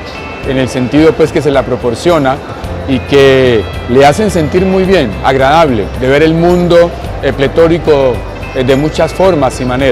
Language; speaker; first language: Spanish; native; Spanish